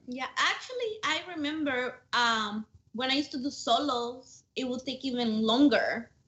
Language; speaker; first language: English; non-native, fluent; Spanish